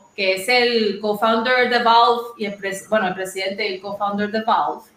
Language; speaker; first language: Spanish; native; Spanish